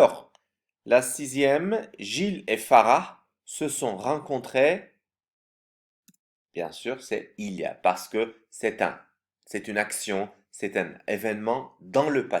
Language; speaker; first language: French; non-native, fluent; Turkish